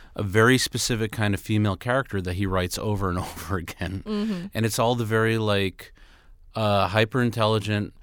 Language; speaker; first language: English; native; English